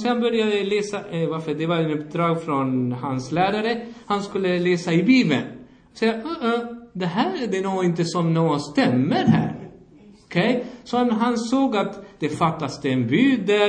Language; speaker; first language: Swedish; non-native, fluent; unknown